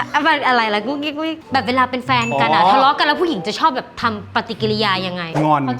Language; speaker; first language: Thai; native; Thai